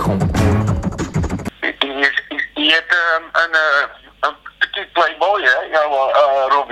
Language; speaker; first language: French; non-native, learner; Dutch